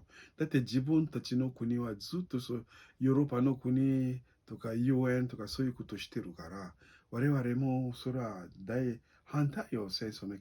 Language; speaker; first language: Japanese; non-native, learner; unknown